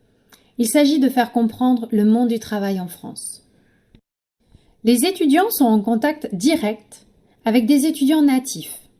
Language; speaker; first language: French; native; French